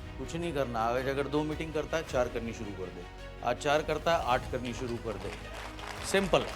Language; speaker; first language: Hindi; native; Hindi